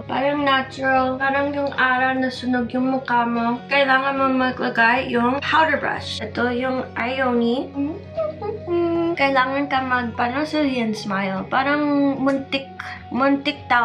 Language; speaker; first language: Filipino; non-native, learner; English